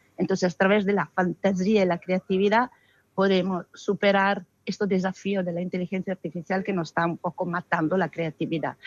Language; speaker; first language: Spanish; non-native, fluent; Italian